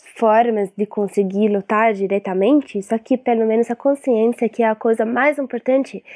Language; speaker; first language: Portuguese; non-native, fluent; Arabic